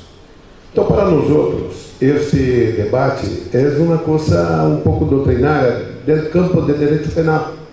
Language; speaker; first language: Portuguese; non-native, learner; Spanish